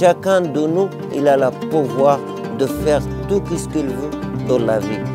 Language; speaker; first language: French; non-native, learner; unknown